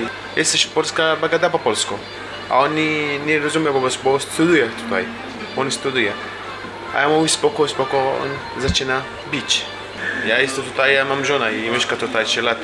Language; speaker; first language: Polish; non-native, learner; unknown